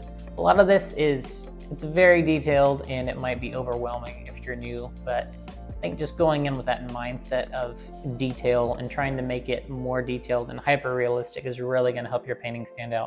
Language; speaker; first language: English; native; English